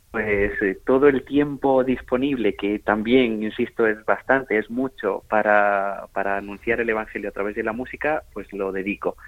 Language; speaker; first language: Spanish; native; Spanish